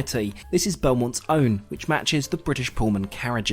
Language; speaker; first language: English; native; English